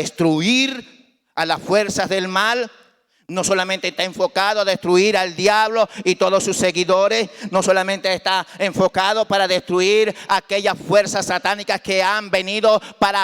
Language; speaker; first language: Spanish; native; Spanish